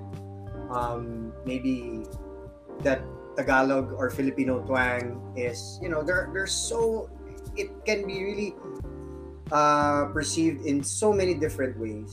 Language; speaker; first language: English; non-native, local second language; Filipino